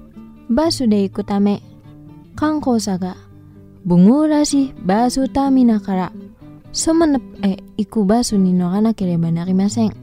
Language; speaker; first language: Japanese; non-native, fluent; Indonesian